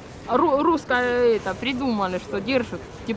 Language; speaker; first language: Russian; native; Russian